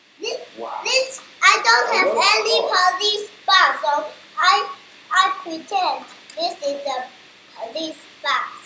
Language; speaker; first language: English; non-native, learner; Chinese